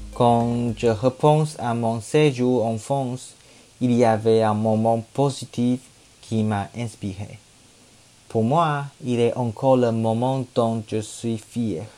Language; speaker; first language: French; non-native, learner; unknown